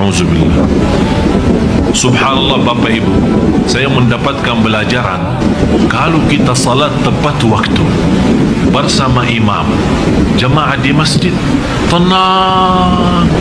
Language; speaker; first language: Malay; non-native, fluent; Arabic